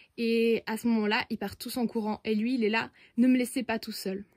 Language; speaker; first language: French; native; French